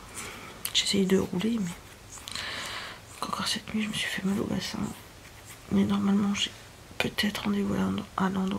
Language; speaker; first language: French; native; French